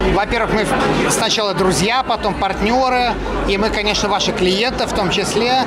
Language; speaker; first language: Russian; native; Russian